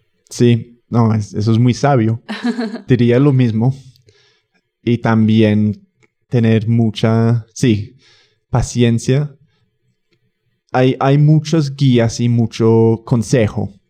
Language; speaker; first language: Spanish; non-native, fluent; English